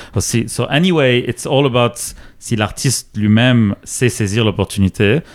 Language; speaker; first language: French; non-native, local second language; Arabic